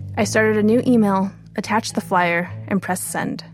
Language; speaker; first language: English; early bilingual, other home language; Chinese